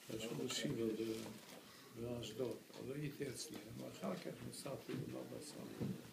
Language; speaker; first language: Hebrew; non-native, fluent; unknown